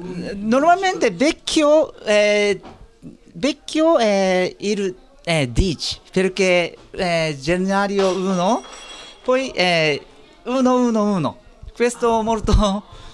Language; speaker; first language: Italian; non-native, learner; Japanese